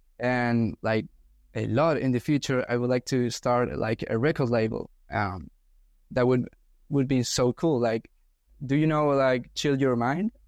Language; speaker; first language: English; non-native, fluent; Spanish